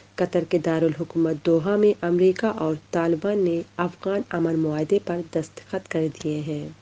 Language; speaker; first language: Urdu; non-native, local second language; Baluchi